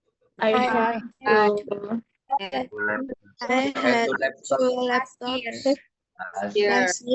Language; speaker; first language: English; non-native, learner; Indonesian